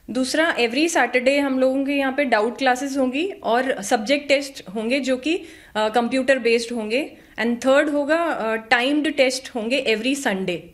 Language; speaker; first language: Hindi; native; Hindi